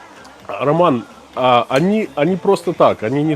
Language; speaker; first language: Russian; native; Russian